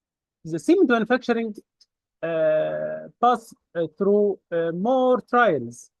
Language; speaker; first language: English; non-native, fluent; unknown